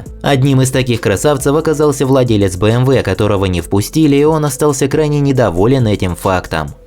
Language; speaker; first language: Russian; native; Russian